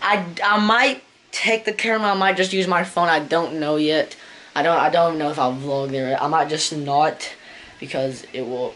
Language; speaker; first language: English; native; English